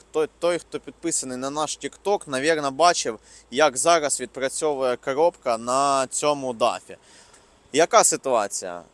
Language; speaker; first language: Ukrainian; non-native, local second language; Russian